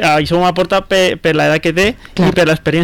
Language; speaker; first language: Catalan; native; Catalan